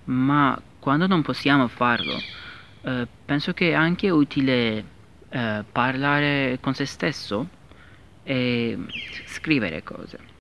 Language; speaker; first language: Italian; non-native, learner; Turkish